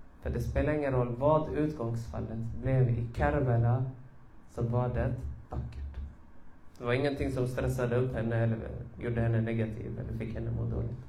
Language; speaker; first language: Swedish; early bilingual, other home language; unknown